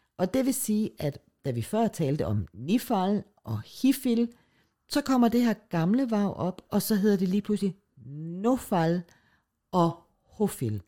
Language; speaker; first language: Danish; native; Danish